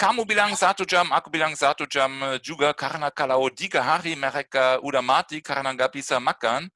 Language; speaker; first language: Indonesian; non-native, fluent; German